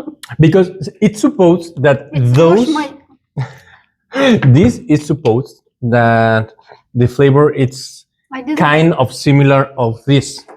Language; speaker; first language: English; non-native, learner; Spanish